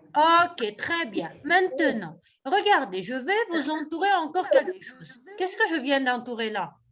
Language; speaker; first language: French; native; French